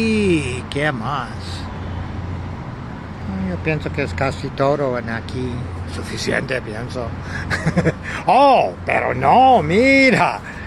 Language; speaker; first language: Spanish; non-native, learner; English